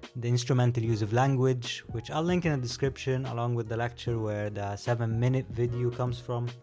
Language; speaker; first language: English; non-native, fluent; Arabic